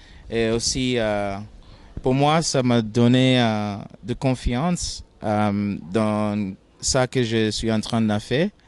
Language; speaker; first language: French; non-native, fluent; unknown